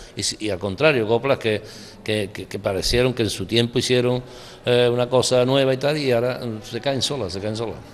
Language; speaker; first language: Spanish; native; Spanish